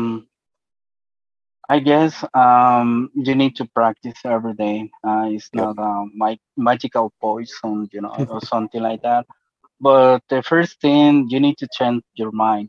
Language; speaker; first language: English; non-native, learner; Spanish